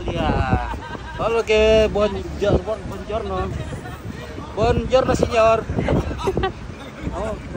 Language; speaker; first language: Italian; non-native, learner; Indonesian